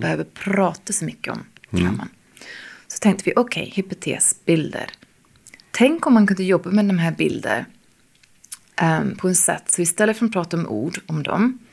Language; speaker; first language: Swedish; non-native, fluent; English